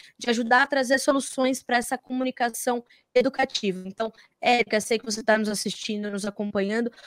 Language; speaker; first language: Portuguese; native; Portuguese